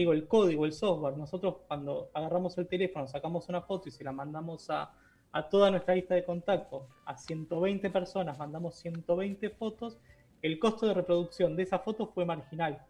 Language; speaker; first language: Spanish; native; Spanish